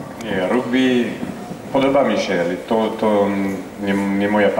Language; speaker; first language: Polish; non-native, fluent; French